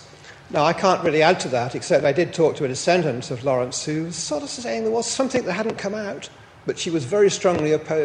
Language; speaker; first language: English; native; English